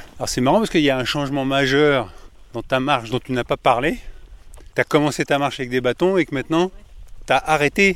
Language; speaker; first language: French; native; French